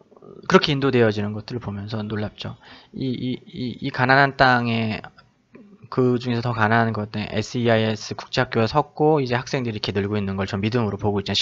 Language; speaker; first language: Korean; native; Korean